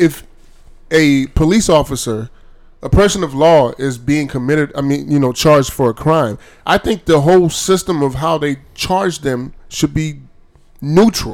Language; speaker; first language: English; native; English